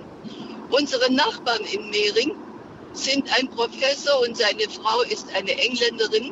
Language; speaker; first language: German; native; German